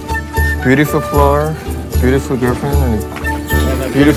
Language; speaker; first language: English; non-native, learner; Korean